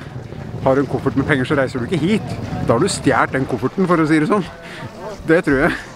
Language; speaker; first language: Norwegian; native; Norwegian